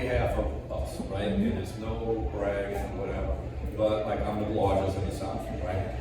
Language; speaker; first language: English; native; English